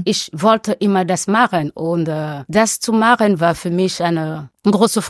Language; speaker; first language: German; non-native, learner; French